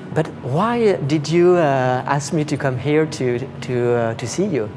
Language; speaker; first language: English; non-native, fluent; French